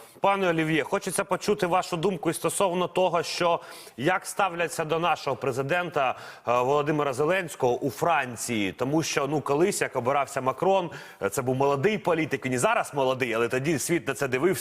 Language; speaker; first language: Ukrainian; native; Ukrainian